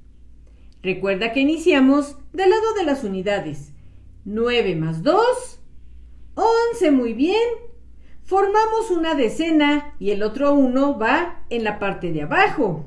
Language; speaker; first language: Spanish; native; Spanish